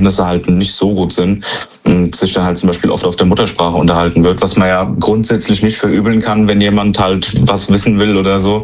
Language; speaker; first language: German; native; German